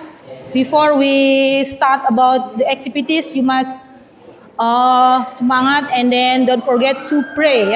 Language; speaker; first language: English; non-native, learner; Indonesian